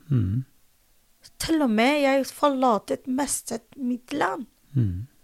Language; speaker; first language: Norwegian; non-native, learner; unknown